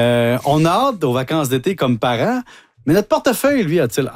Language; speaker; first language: French; native; French